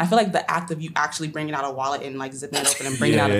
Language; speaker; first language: English; native; English